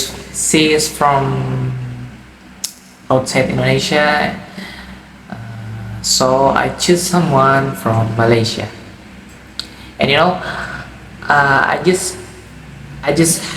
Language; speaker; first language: English; non-native, learner; Indonesian